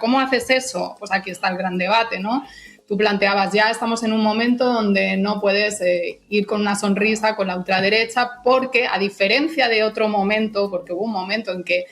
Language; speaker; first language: Spanish; native; Spanish